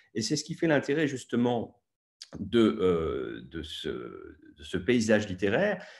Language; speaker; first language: French; native; French